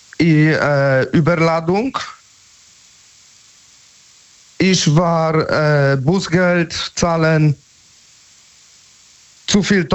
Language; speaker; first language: German; non-native, learner; Polish